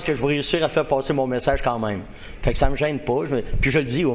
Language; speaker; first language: French; native; French